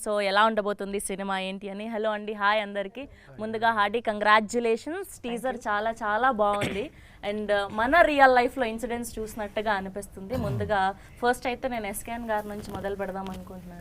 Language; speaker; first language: Telugu; native; Telugu